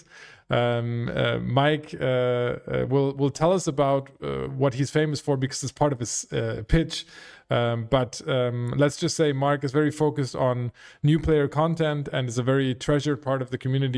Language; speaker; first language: English; non-native, fluent; German